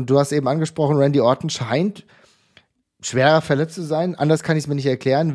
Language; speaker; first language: German; native; German